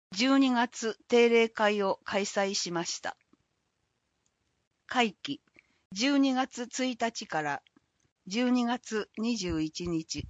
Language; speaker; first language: Japanese; native; Japanese